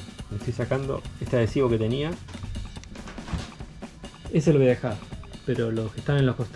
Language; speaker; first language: Spanish; native; Spanish